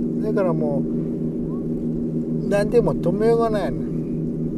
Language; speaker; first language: Japanese; native; Japanese